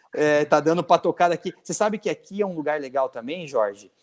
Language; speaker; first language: Portuguese; native; Portuguese